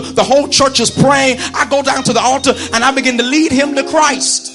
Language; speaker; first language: English; native; English